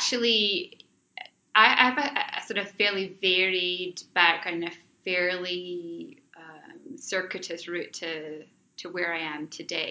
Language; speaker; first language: English; native; English